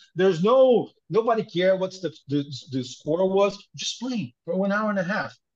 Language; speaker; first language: English; non-native, fluent; Portuguese